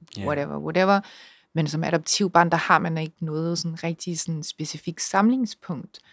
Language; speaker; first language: Danish; native; Danish